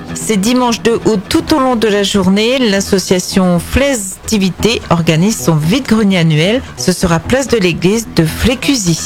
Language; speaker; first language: French; native; French